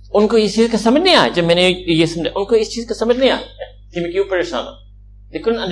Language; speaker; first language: Urdu; early bilingual, heritage; Urdu